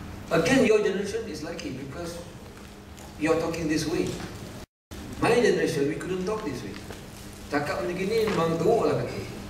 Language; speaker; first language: English; non-native, local second language; Malay